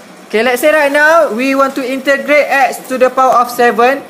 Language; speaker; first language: English; non-native, local second language; Malay